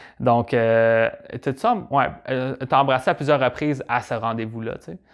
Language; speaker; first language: French; native; French